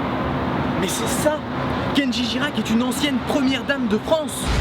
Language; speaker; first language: French; native; French